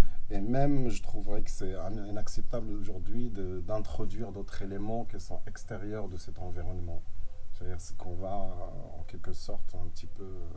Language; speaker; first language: French; non-native, local second language; Arabic